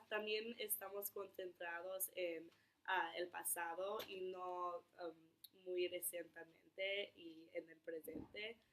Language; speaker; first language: Spanish; non-native, learner; English